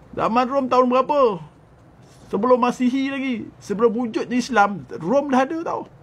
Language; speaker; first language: Malay; native; Malay